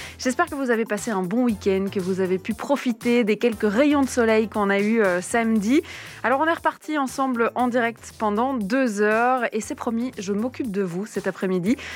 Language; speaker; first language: French; native; French